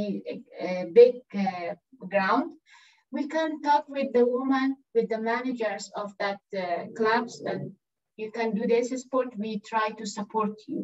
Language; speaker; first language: English; non-native, learner; Persian